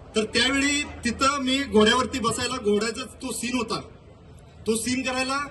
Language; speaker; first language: Marathi; native; Marathi